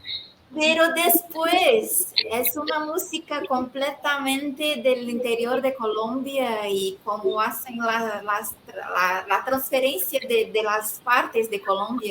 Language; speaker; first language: Spanish; non-native, fluent; Portuguese